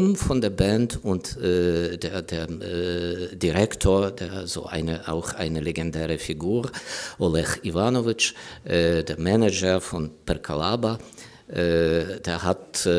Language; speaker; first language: German; non-native, fluent; Ukrainian